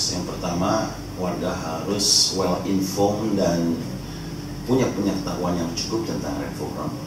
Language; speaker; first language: Indonesian; native; Indonesian